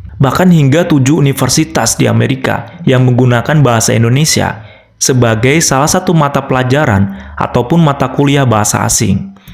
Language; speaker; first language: Indonesian; native; Indonesian